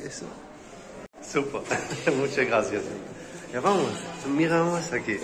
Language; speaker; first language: Spanish; non-native, learner; German